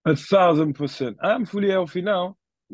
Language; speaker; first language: English; native; English